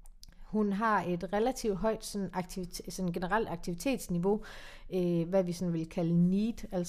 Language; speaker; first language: Danish; native; Danish